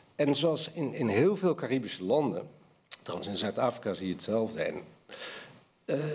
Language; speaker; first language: Dutch; native; Dutch